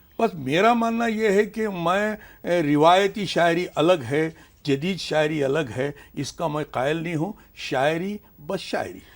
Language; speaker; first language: Urdu; native; Urdu